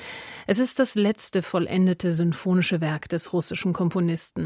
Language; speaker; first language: German; native; German